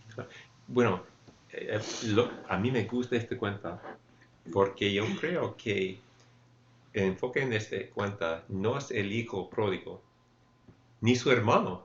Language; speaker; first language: Spanish; non-native, fluent; English